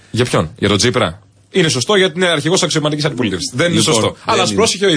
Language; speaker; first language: Greek; native; Greek